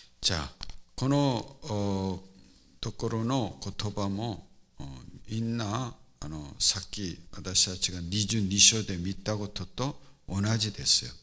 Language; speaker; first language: Japanese; non-native, fluent; Korean